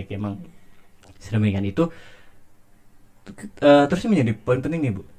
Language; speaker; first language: Indonesian; native; Indonesian